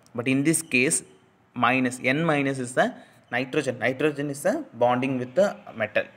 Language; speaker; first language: English; non-native, local second language; Tamil